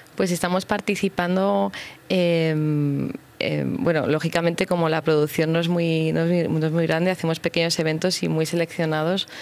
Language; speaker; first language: Spanish; native; Spanish